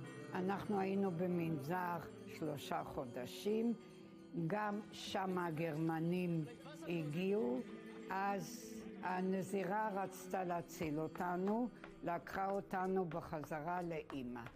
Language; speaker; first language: Hebrew; non-native, fluent; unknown